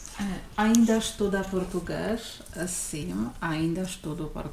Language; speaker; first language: Portuguese; non-native, learner; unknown